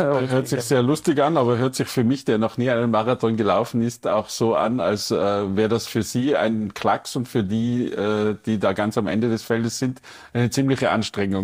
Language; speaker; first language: German; native; German